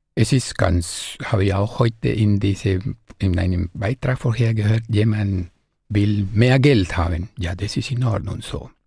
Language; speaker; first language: German; non-native, fluent; Spanish